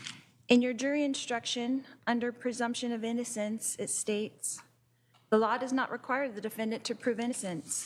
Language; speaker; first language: English; native; English